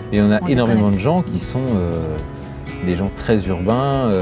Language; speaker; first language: French; native; French